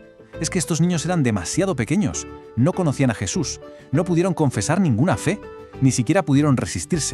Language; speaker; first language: Spanish; native; Spanish